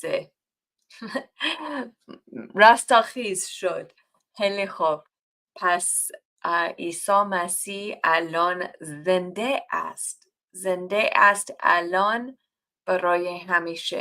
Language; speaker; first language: Persian; non-native, learner; English